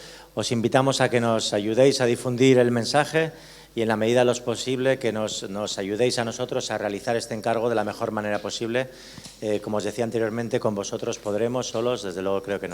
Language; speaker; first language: Spanish; native; Spanish